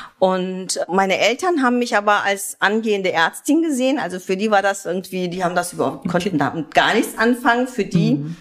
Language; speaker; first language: German; early bilingual, other home language; Kurdish